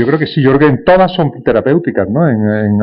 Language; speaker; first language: Spanish; native; Spanish